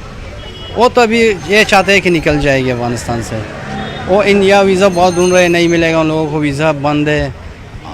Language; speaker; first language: Hindi; non-native, learner; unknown